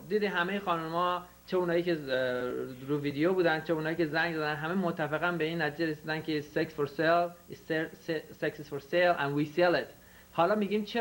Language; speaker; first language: Persian; native; Persian